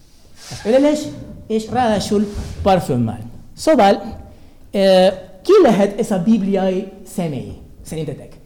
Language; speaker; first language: Hungarian; non-native, learner; Spanish